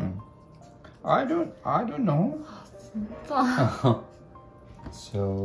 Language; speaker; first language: English; non-native, fluent; Korean